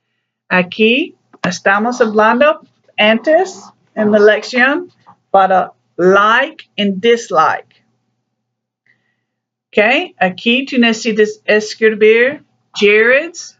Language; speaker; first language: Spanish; non-native, learner; English